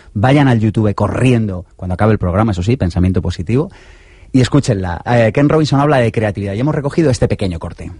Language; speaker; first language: Spanish; native; Spanish